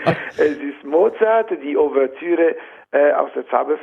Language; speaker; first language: German; non-native, fluent; Italian